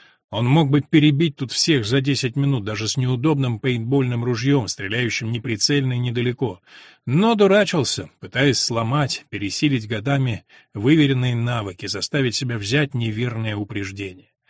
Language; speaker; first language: Russian; native; Russian